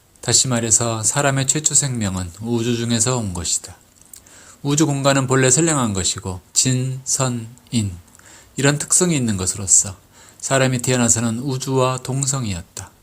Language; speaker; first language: Korean; native; Korean